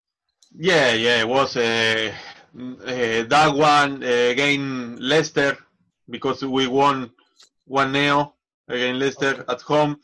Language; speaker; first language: English; non-native, learner; Spanish